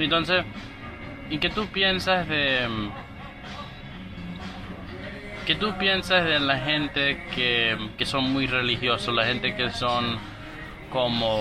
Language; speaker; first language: Spanish; early bilingual, heritage; Spanish